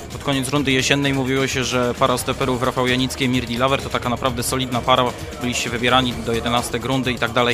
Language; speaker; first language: Polish; native; Polish